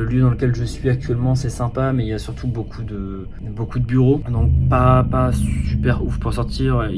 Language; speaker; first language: French; native; French